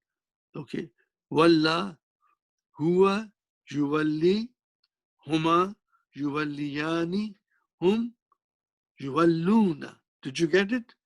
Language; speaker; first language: Arabic; non-native, fluent; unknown